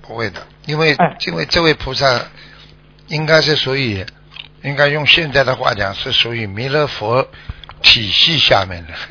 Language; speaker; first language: Chinese; native; Chinese